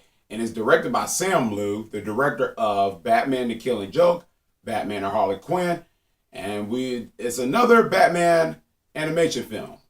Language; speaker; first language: English; native; English